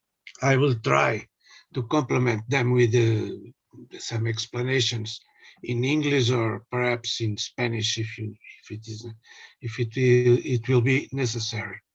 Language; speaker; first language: English; non-native, learner; Portuguese